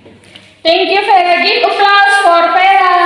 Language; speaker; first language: English; non-native, learner; Indonesian